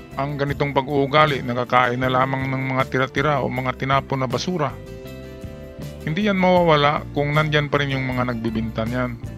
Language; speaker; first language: Filipino; non-native, local second language; Cebuano